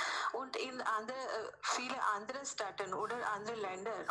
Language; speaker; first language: German; non-native, learner; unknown